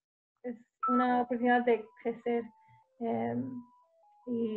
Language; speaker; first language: Spanish; non-native, fluent; English